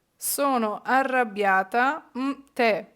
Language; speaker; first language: Italian; non-native, fluent; Ukrainian